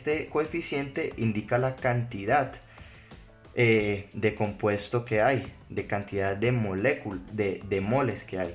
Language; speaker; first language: Spanish; native; Spanish